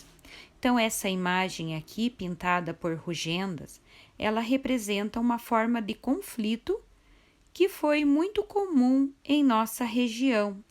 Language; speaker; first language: Portuguese; native; Portuguese